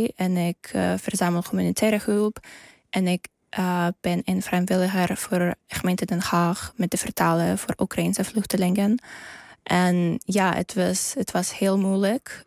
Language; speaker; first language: Dutch; non-native, learner; Ukrainian